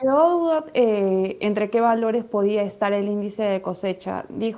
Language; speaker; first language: Spanish; native; Spanish